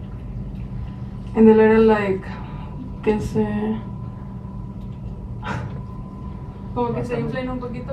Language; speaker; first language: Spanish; early bilingual, other home language; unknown